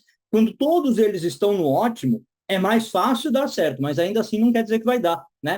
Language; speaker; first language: Portuguese; native; Portuguese